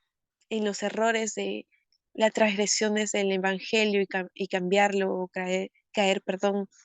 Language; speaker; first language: Spanish; native; Spanish